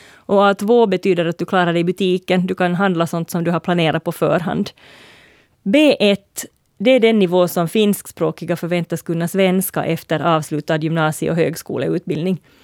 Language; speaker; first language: Swedish; native; Swedish